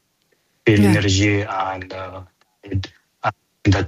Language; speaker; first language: Dutch; non-native, fluent; Arabic